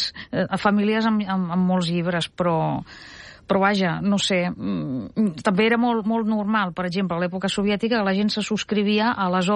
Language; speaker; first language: Catalan; non-native, fluent; Russian